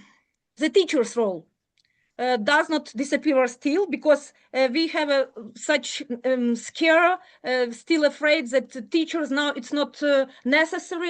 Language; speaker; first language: English; non-native, learner; Ukrainian